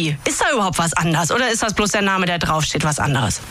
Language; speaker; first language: German; native; German